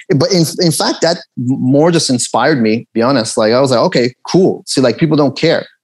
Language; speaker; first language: English; early bilingual, other home language; Persian